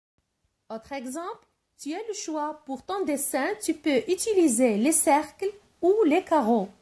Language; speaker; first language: French; non-native, local second language; Arabic